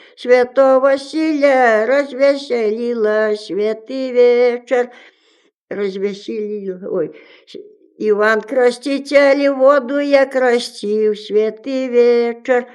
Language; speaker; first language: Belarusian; native; Belarusian